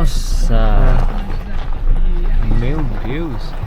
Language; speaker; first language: Portuguese; non-native, learner; Indonesian